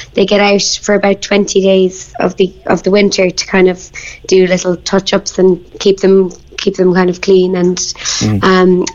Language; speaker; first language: English; native; English